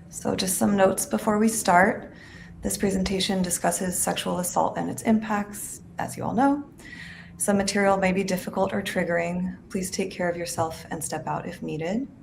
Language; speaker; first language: English; native; English